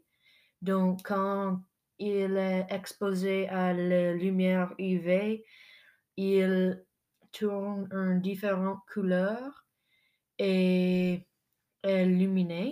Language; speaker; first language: French; non-native, local second language; English